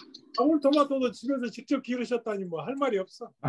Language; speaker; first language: Korean; native; Korean